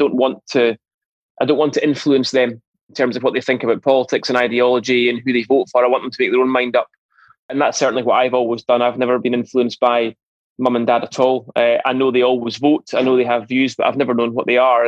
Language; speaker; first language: English; native; English